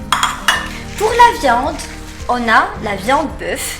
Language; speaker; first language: French; non-native, local second language; Arabic